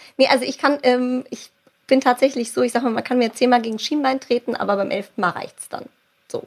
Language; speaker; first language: German; native; German